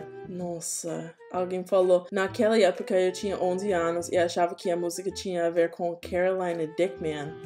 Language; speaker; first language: Portuguese; non-native, learner; English